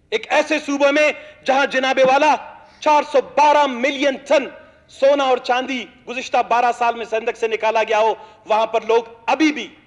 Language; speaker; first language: Urdu; non-native, local second language; Baluchi